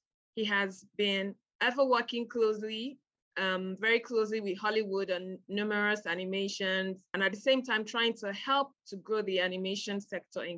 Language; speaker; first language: English; non-native, local second language; Yoruba